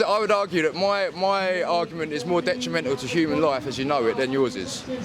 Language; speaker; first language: English; native; English